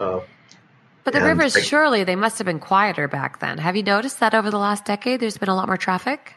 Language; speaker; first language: English; native; English